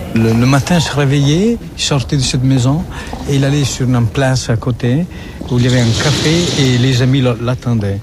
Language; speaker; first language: French; non-native, fluent; Italian